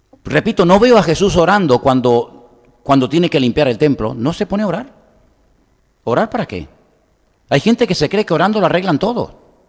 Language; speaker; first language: Spanish; native; Spanish